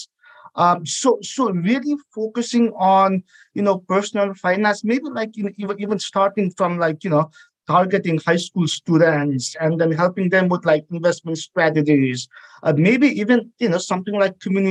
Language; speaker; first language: English; non-native, local second language; Nepali